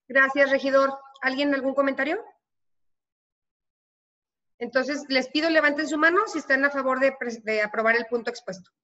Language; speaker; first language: Spanish; native; Spanish